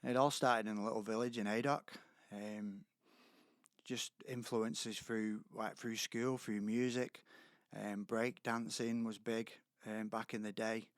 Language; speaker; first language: English; native; English